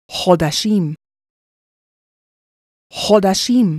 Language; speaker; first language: Hebrew; non-native, fluent; English